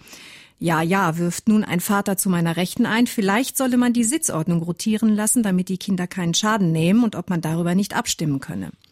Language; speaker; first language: German; native; German